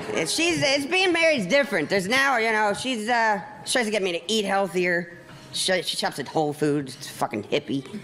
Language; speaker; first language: English; native; English